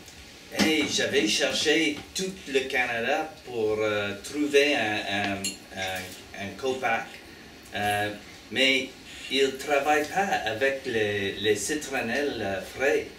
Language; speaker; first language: French; non-native, learner; English